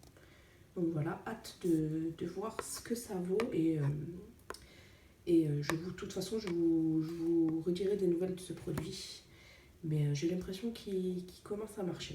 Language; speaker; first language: French; native; French